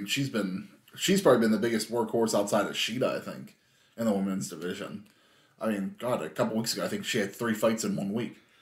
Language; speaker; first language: English; native; English